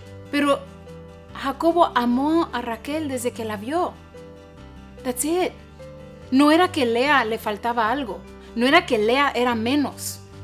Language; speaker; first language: Spanish; early bilingual, heritage; Spanish